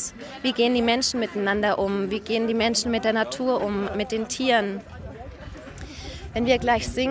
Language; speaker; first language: German; native; German